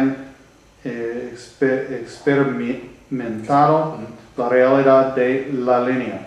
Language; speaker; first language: Spanish; non-native, learner; English